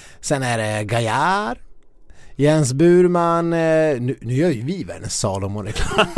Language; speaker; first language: Swedish; native; Swedish